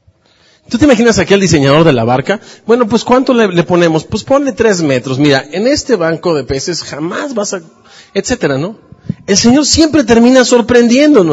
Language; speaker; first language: Spanish; native; Spanish